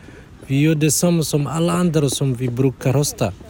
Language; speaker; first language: Swedish; non-native, fluent; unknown